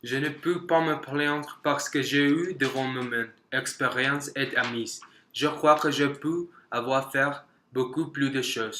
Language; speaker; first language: French; non-native, learner; Spanish